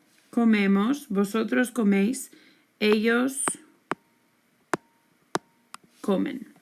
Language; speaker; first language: Spanish; non-native, fluent; English